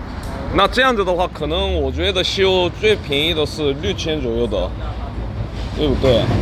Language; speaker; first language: Chinese; non-native, learner; Korean